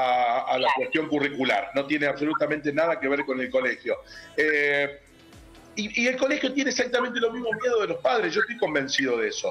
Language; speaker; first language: Spanish; native; Spanish